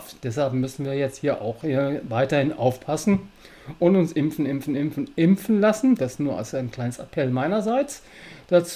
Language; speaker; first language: German; native; German